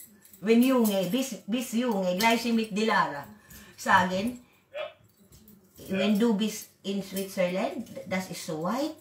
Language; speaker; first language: German; non-native, learner; Waray